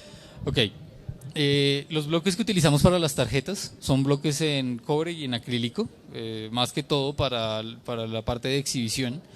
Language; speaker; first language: Spanish; native; Spanish